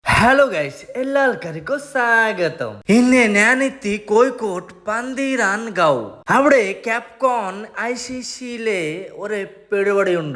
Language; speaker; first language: Malayalam; non-native, learner; Hindi